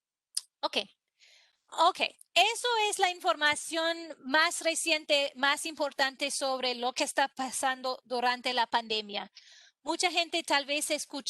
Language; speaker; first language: Spanish; non-native, fluent; English